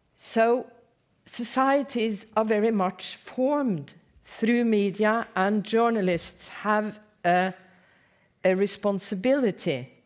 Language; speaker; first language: English; non-native, fluent; Norwegian